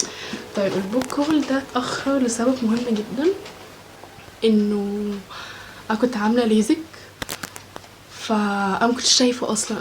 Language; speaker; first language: Arabic; native; Arabic